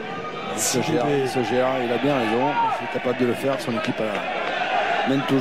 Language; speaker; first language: French; native; French